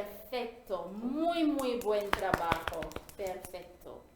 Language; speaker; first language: Spanish; non-native, fluent; English